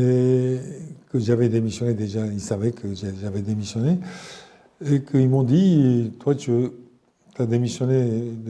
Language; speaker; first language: French; non-native, fluent; Japanese